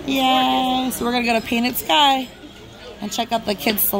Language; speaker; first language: English; native; English